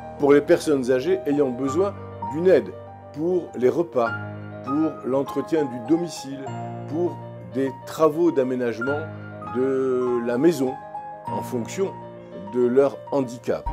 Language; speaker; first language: French; native; French